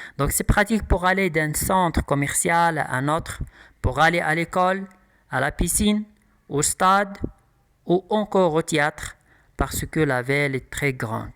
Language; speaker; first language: French; non-native, local second language; Arabic